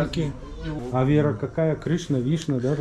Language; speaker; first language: Russian; native; Russian